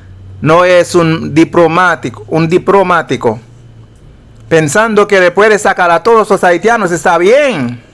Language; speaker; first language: Spanish; non-native, fluent; Haitian Creole